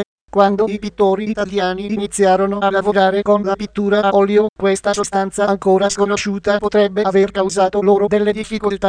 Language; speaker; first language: Italian; native; Italian